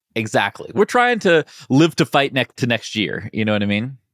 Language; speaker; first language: English; native; English